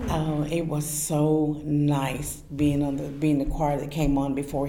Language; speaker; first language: English; native; English